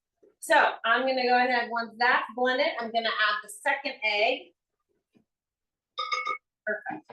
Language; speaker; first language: English; native; English